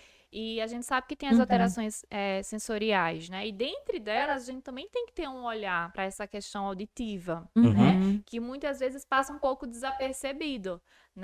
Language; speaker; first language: Portuguese; native; Portuguese